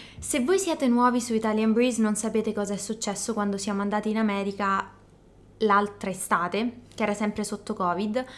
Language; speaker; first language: Italian; native; Italian